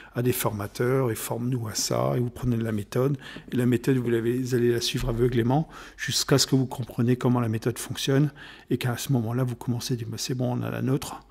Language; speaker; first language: French; non-native, fluent; German